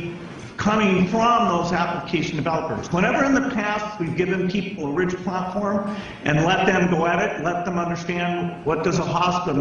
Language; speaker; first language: English; native; English